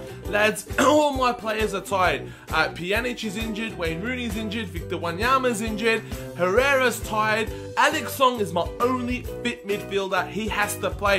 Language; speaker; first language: English; native; English